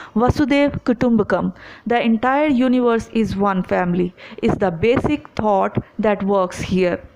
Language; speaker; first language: English; non-native, local second language; Punjabi